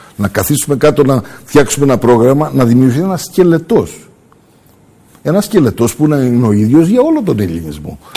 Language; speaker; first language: Greek; early bilingual, heritage; Greek